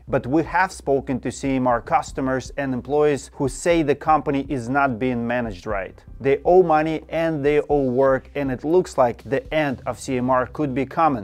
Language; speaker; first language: English; non-native, fluent; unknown